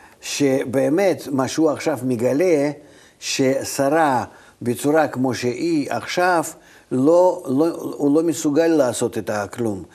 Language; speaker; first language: Hebrew; non-native, fluent; Russian